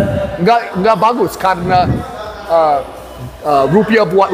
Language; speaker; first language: Indonesian; non-native, learner; English